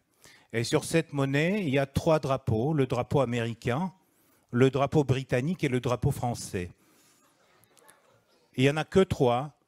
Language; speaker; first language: French; non-native, fluent; Russian